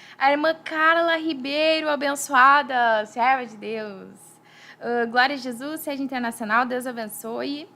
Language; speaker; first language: Portuguese; native; Portuguese